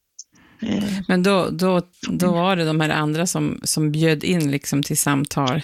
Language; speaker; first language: Swedish; native; Swedish